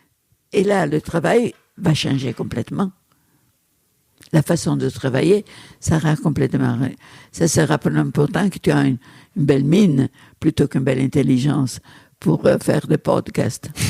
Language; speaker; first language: French; non-native, fluent; Italian